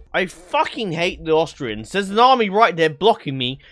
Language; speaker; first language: English; native; English